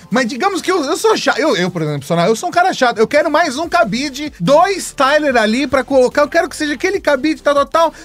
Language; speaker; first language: Portuguese; native; Portuguese